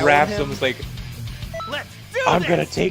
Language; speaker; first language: English; native; English